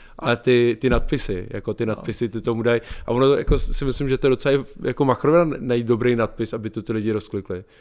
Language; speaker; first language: Czech; native; Czech